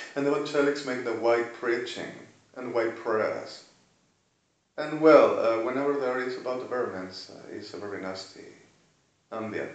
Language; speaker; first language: English; non-native, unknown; Spanish